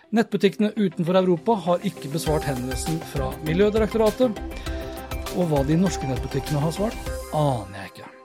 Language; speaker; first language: Norwegian; native; Norwegian